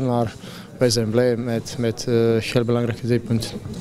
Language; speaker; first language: Dutch; non-native, fluent; Croatian